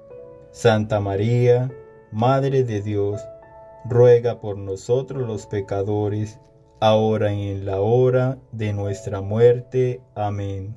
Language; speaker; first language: Spanish; native; Spanish